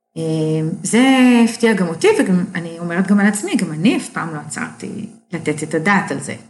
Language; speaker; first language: Hebrew; native; Hebrew